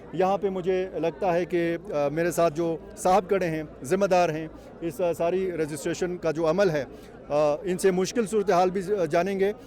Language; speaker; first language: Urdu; non-native, local second language; Pashto